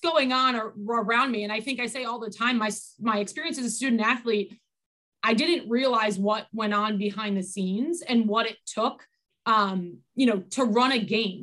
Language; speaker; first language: English; native; English